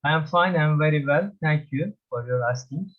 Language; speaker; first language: English; non-native, learner; Turkish